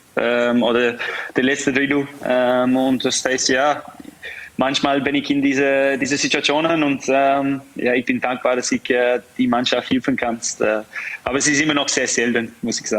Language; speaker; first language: German; non-native, fluent; English